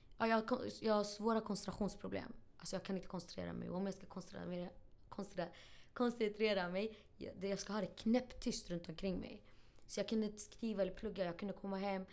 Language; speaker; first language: Swedish; early bilingual, other home language; Arabic